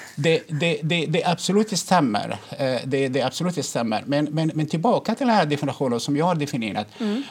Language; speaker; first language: Swedish; non-native, fluent; Arabic